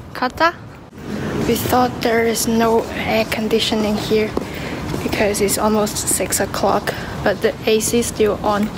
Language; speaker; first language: English; non-native, learner; Cantonese